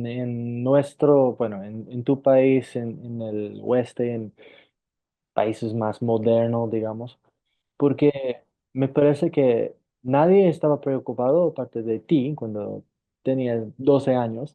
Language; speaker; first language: Spanish; non-native, fluent; English